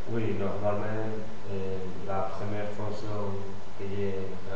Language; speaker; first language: French; non-native, learner; Spanish